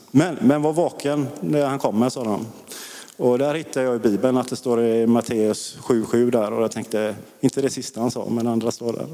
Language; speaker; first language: Swedish; native; Swedish